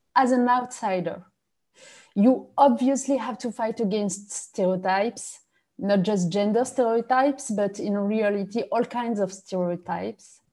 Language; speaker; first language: English; non-native, fluent; French